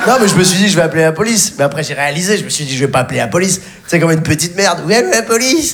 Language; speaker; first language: French; native; French